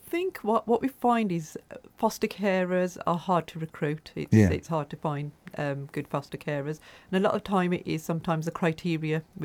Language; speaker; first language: English; native; English